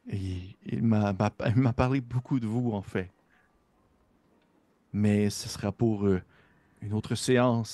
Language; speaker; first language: French; native; French